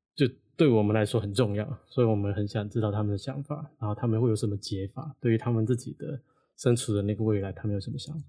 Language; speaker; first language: Chinese; non-native, local second language; Cantonese